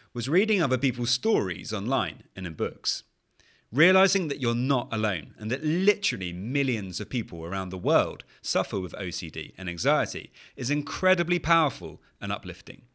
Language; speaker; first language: English; native; English